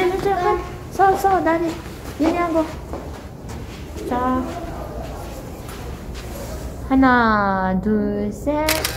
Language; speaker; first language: Korean; non-native, learner; Filipino